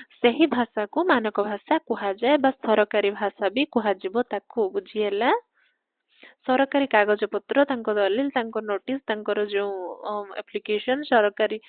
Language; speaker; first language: Odia; native; Odia